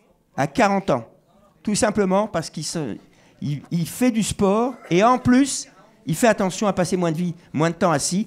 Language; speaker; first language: French; native; French